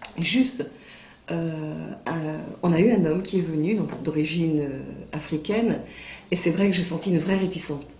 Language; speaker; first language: French; native; French